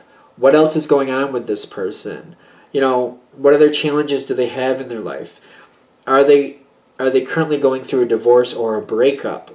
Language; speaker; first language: English; native; English